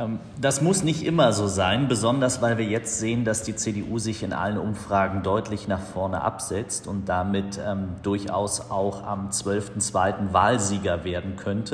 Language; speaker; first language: German; native; German